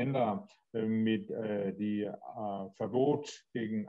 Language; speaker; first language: German; non-native, learner; Danish